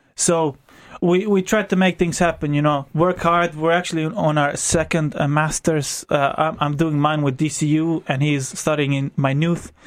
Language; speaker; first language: English; non-native, fluent; Croatian